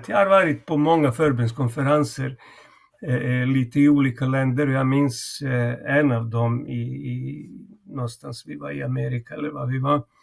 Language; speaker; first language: Swedish; non-native, fluent; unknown